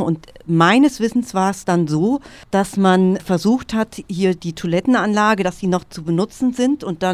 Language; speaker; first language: German; native; German